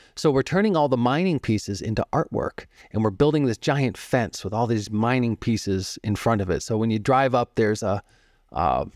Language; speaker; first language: English; native; English